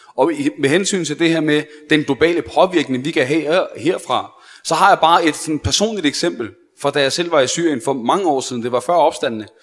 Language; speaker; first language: Danish; early bilingual, other home language; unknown